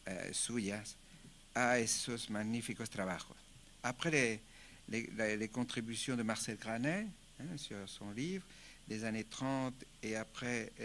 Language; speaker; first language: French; non-native, fluent; Spanish